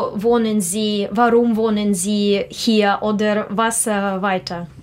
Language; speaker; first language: German; non-native, learner; Russian